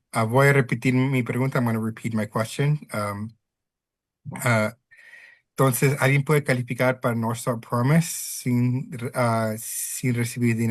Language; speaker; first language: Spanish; early bilingual, heritage; Spanish